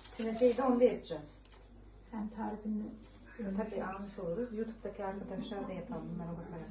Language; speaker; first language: Turkish; early bilingual, heritage; Turkish